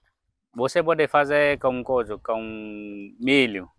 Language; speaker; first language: Portuguese; non-native, learner; Vietnamese